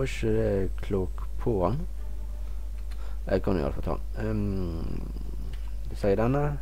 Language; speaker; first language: Norwegian; native; Norwegian